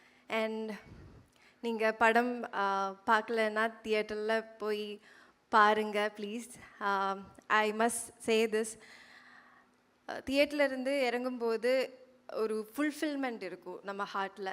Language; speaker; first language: Tamil; non-native, fluent; Malayalam